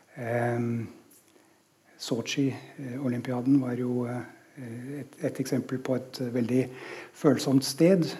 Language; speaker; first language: Norwegian; non-native, fluent; English